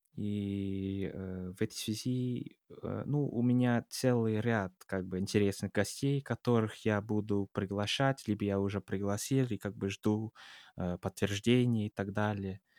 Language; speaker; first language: Russian; non-native, fluent; English